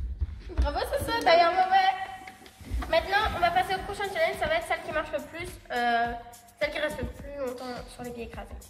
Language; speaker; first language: French; native; French